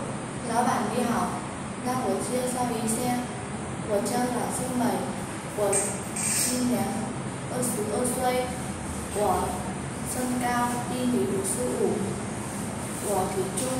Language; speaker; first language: Chinese; non-native, learner; Vietnamese